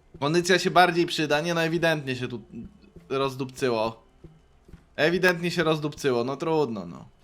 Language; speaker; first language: Polish; native; Polish